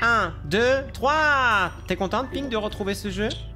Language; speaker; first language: French; native; French